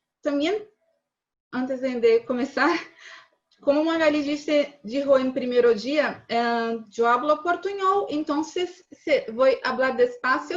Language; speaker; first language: Spanish; non-native, learner; Portuguese